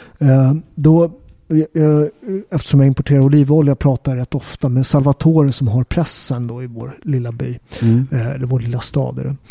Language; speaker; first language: Swedish; early bilingual, other home language; Italian